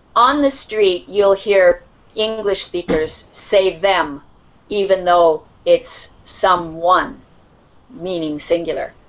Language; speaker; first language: English; native; English